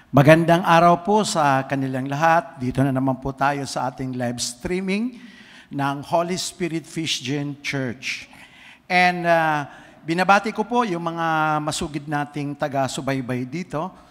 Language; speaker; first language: Filipino; native; Filipino